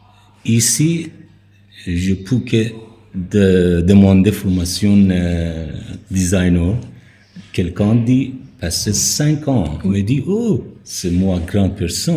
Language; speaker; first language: French; non-native, learner; Persian